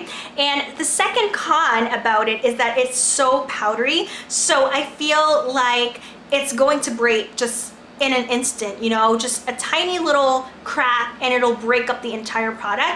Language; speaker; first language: English; non-native, local second language; Filipino